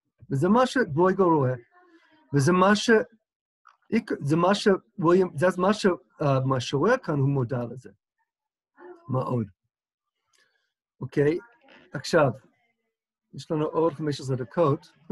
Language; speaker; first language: Hebrew; non-native, fluent; English